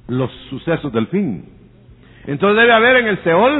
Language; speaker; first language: Spanish; native; Spanish